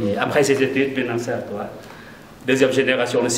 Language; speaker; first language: French; non-native, learner; Lao